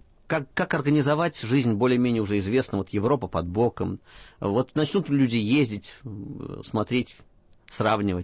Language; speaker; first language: Russian; native; Russian